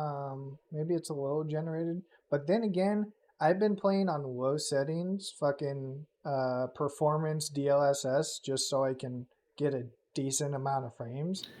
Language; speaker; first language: English; native; English